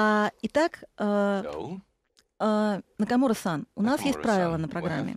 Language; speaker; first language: Russian; native; Russian